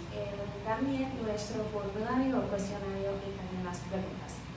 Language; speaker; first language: Spanish; non-native, learner; English